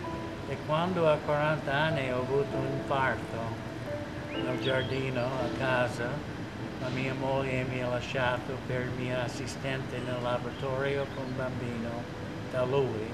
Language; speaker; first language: Italian; non-native, learner; English